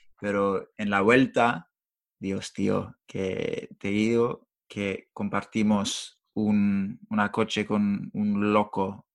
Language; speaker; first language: Spanish; non-native, fluent; English